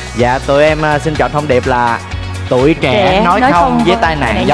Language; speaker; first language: Vietnamese; native; Vietnamese